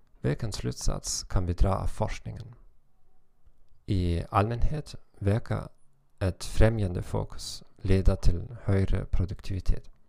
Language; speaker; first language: Swedish; non-native, fluent; German